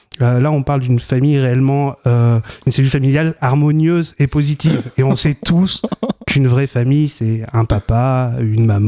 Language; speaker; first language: French; native; French